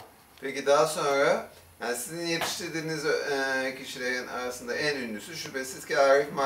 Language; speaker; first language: Turkish; native; Turkish